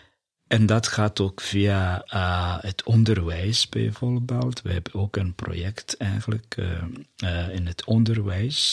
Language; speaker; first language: Dutch; non-native, fluent; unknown